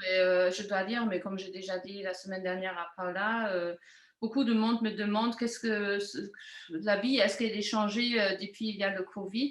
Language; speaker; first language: French; non-native, fluent; German